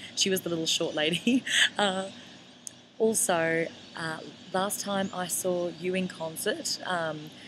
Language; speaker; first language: English; native; English